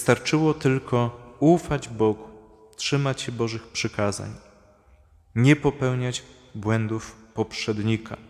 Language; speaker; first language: Polish; native; Polish